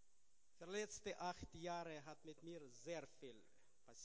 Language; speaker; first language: German; non-native, learner; Russian